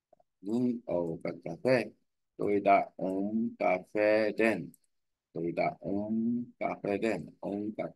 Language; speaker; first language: Vietnamese; non-native, learner; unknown